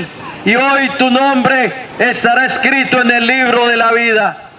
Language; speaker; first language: Spanish; native; Spanish